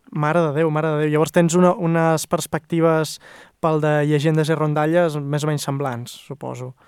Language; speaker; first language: Catalan; native; Catalan